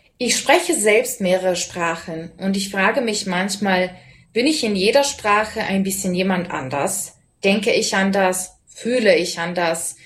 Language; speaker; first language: German; non-native, fluent; Serbian